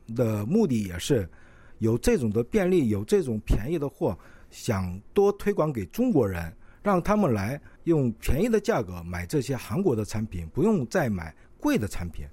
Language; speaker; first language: Chinese; non-native, local second language; Korean